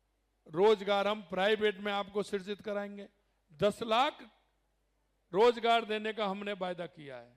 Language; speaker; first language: Hindi; native; Hindi